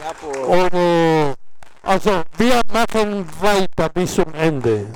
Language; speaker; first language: German; non-native, learner; Spanish